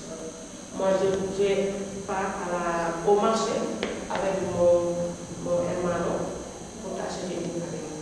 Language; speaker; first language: French; non-native, learner; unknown